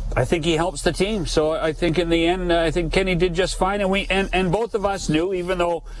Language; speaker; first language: English; native; English